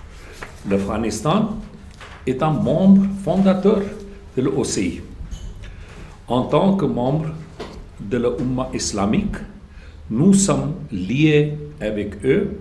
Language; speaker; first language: French; non-native, fluent; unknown